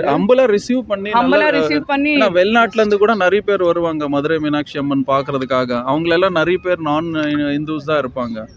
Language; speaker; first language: Tamil; non-native, learner; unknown